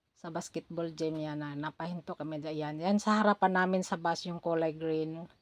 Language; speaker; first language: Filipino; non-native, local second language; Cebuano